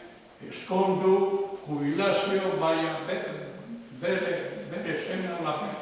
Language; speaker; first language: Basque; non-native, learner; Croatian